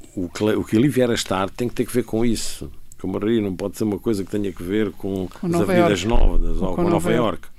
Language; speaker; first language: Portuguese; native; Portuguese